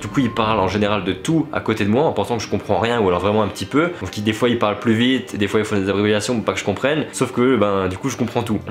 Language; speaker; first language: French; native; French